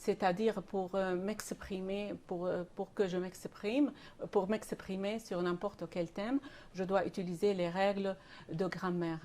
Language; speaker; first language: French; non-native, fluent; Arabic